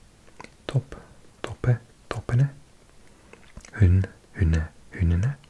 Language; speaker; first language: Danish; non-native, learner; English